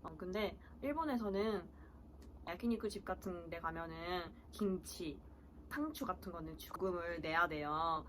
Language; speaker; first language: Korean; early bilingual, heritage; Korean